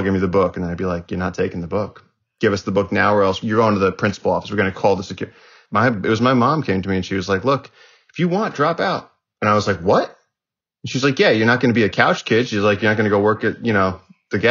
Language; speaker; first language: English; native; English